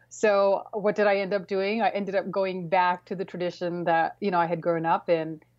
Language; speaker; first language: English; early bilingual, other home language; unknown